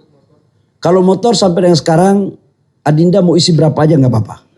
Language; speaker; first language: Indonesian; native; Indonesian